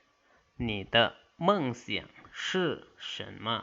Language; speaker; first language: Chinese; non-native, fluent; Lao